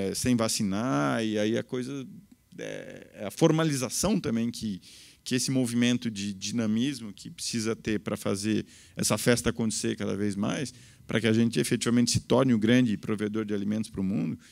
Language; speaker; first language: Portuguese; native; Portuguese